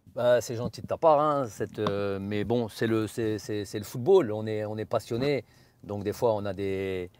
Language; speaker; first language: French; native; French